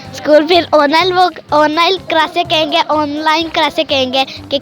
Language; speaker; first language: Hindi; non-native, local second language; Punjabi